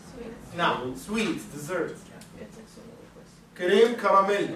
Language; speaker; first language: Arabic; non-native, fluent; English